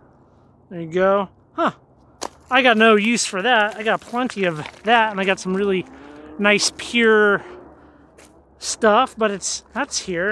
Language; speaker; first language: English; native; English